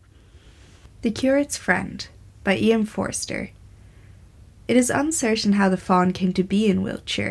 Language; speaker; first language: English; native; English